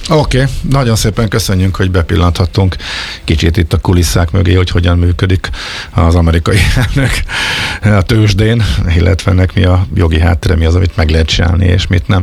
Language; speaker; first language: Hungarian; native; Hungarian